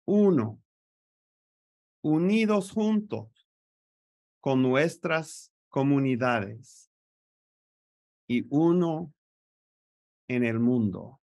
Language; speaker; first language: Spanish; non-native, fluent; French